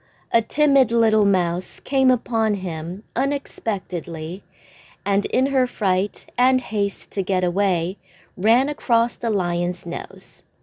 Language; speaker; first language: English; non-native, fluent; Chinese